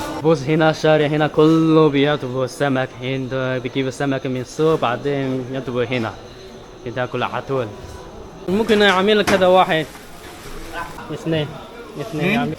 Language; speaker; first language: Arabic; non-native, fluent; Chinese